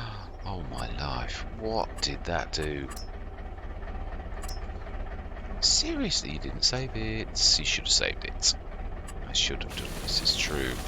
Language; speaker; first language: English; native; English